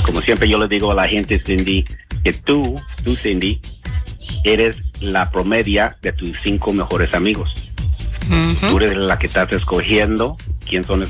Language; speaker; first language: Spanish; early bilingual, heritage; Spanish